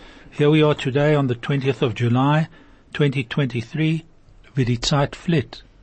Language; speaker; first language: English; native; English